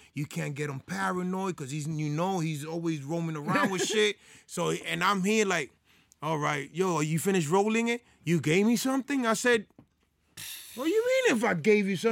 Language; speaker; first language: English; early bilingual, other home language; Spanish